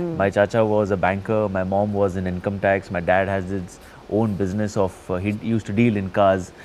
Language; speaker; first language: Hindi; non-native, local second language; Marathi